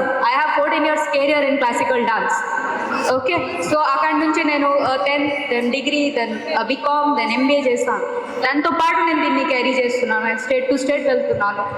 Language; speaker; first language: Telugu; non-native, fluent; Odia